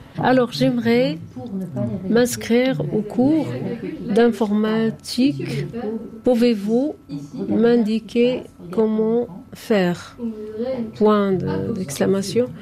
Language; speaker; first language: French; non-native, fluent; Arabic